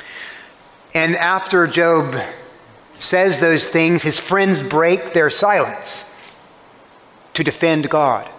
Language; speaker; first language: English; native; English